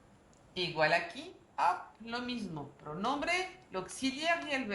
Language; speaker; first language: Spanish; non-native, learner; French